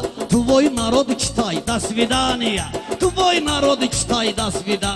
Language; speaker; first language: Russian; non-native, learner; Talysh